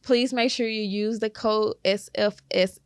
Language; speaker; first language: English; native; English